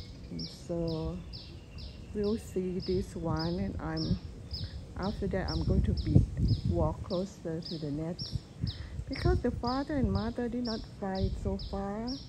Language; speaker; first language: English; non-native, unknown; Thai